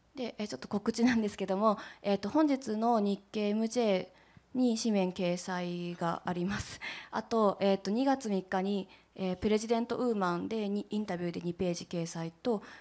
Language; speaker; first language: Japanese; native; Japanese